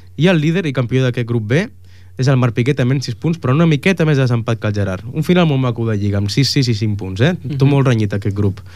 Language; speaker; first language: Catalan; native; Catalan